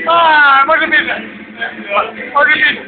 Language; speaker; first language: Slovak; non-native, learner; English